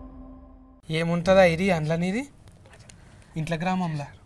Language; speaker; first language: Telugu; native; Telugu